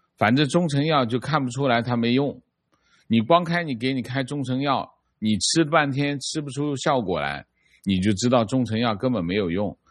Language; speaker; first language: Chinese; native; Chinese